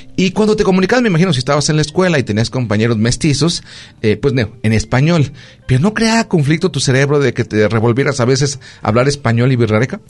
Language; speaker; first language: Spanish; native; Spanish